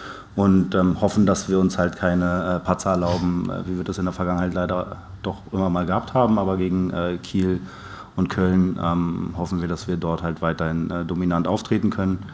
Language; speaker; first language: German; native; German